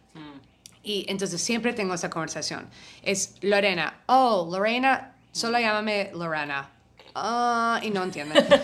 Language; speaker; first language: Spanish; early bilingual, heritage; Spanish